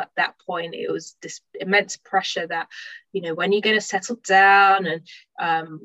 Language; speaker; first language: English; native; English